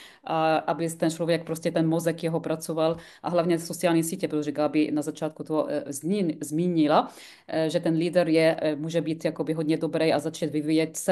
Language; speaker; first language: Czech; non-native, fluent; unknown